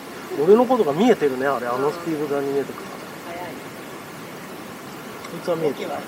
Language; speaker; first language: Japanese; native; Japanese